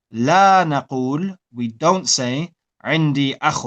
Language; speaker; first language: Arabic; non-native, fluent; English